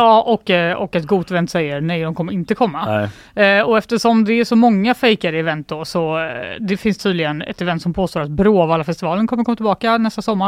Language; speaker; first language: Swedish; native; Swedish